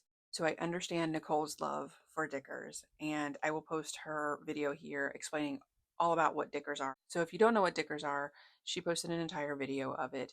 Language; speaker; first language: English; native; English